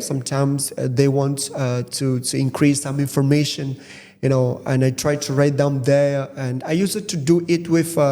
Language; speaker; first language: English; non-native, fluent; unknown